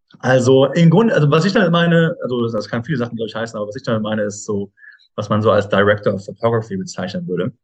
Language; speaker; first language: German; native; German